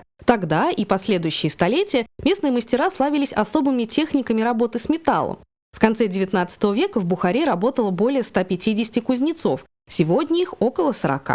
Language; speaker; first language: Russian; native; Russian